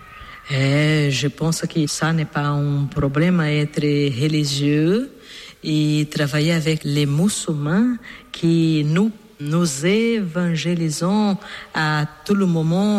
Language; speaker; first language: French; non-native, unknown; Portuguese